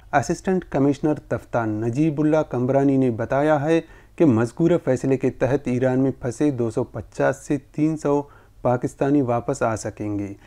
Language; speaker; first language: Urdu; non-native, local second language; Baluchi